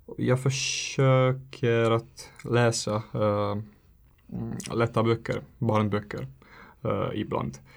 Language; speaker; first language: Swedish; non-native, learner; Italian